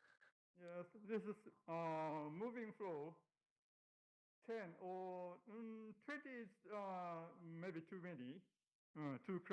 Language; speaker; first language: English; non-native, learner; Japanese